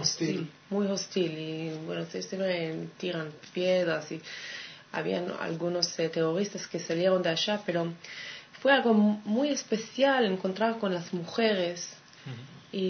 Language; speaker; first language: Spanish; non-native, fluent; Hebrew